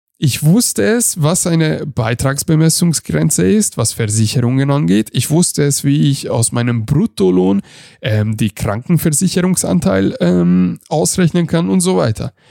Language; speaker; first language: German; non-native, fluent; Hungarian